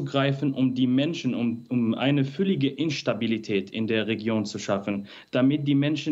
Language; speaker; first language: German; non-native, fluent; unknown